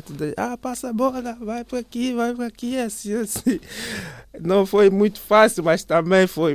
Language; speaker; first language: Portuguese; non-native, learner; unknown